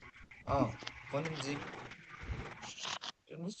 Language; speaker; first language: German; non-native, fluent; Bangla